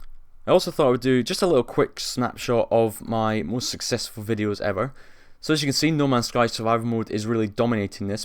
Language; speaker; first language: English; native; English